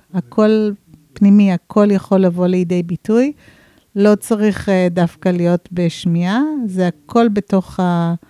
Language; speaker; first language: Hebrew; non-native, fluent; English